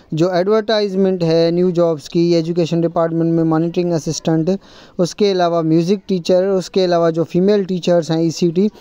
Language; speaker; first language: Urdu; non-native, local second language; Sindhi